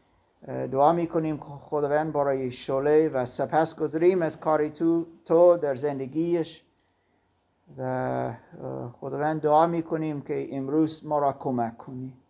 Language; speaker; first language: Persian; non-native, learner; German